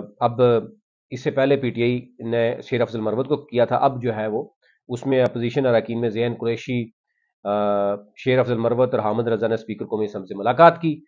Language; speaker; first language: Urdu; non-native, local second language; Punjabi